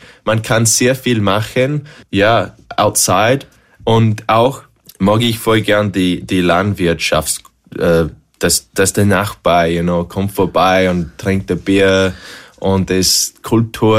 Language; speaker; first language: German; non-native, learner; English